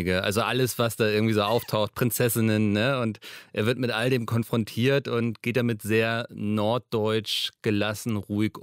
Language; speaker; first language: German; native; German